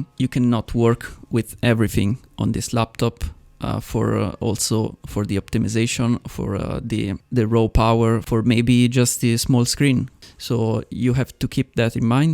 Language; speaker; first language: English; non-native, fluent; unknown